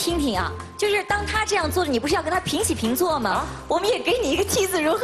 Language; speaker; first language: Chinese; native; Chinese